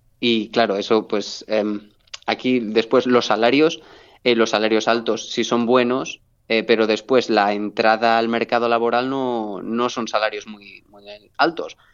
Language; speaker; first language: Spanish; native; Spanish